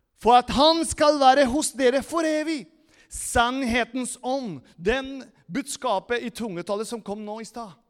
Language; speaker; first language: Norwegian; non-native, fluent; Spanish